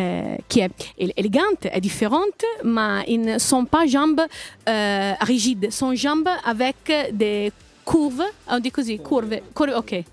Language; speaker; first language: French; non-native, learner; Italian